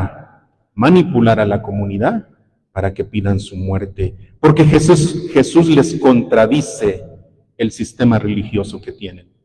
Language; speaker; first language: Spanish; native; Spanish